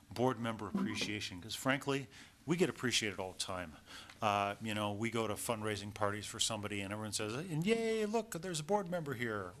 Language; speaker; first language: English; native; English